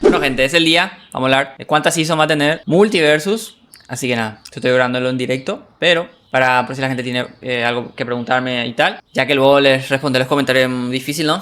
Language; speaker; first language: Spanish; native; Spanish